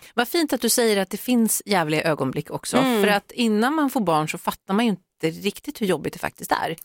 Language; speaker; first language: Swedish; native; Swedish